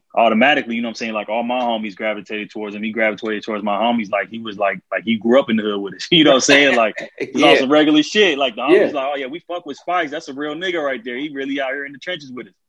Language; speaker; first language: English; native; English